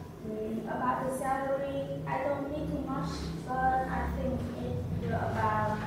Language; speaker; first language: English; non-native, learner; Vietnamese